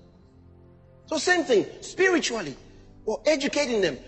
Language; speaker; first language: English; non-native, local second language; Yoruba